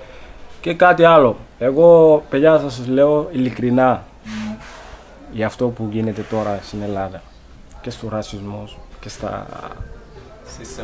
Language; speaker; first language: Greek; non-native, learner; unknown